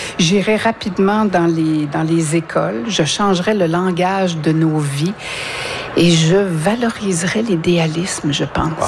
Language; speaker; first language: French; native; French